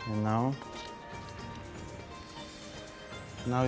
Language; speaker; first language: English; non-native, learner; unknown